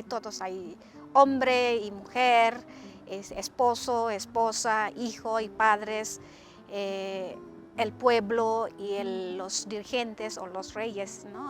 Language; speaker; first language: Spanish; non-native, fluent; Indonesian